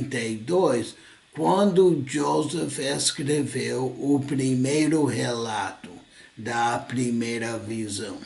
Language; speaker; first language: Portuguese; non-native, fluent; English